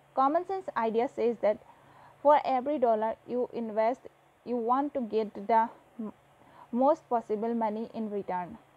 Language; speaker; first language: English; non-native, local second language; Assamese